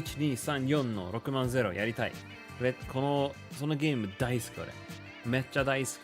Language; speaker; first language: Japanese; non-native, learner; English